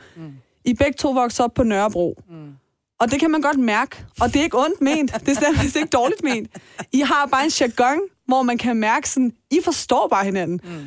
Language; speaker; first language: Danish; native; Danish